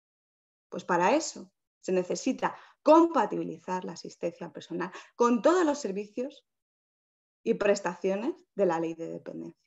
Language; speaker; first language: Spanish; native; Spanish